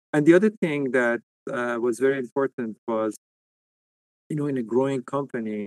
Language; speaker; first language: English; non-native, fluent; Persian